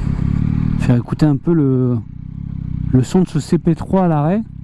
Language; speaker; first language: French; native; French